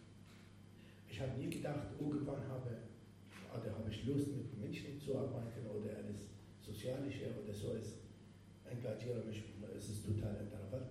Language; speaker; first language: German; non-native, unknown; Arabic